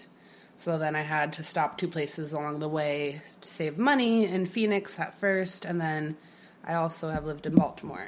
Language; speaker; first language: English; native; English